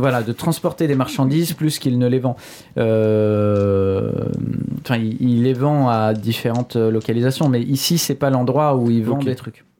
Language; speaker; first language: French; native; French